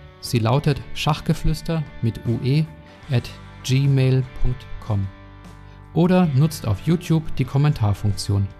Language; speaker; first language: German; native; German